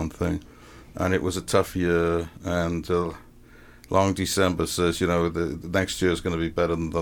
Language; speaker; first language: English; native; English